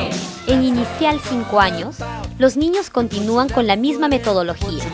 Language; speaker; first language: Spanish; native; Spanish